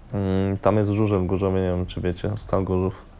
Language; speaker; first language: Polish; early bilingual, heritage; Polish